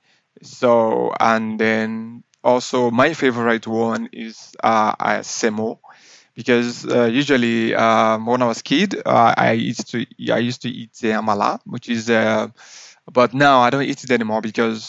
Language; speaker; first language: English; non-native, local second language; Yoruba